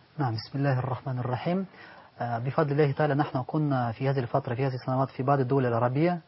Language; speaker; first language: Arabic; non-native, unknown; Russian